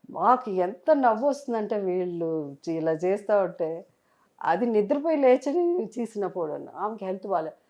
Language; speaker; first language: Telugu; native; Telugu